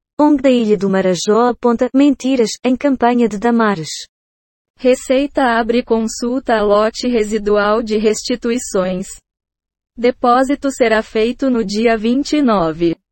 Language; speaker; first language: Portuguese; native; Portuguese